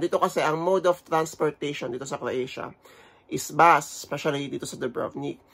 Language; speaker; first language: Filipino; native; Filipino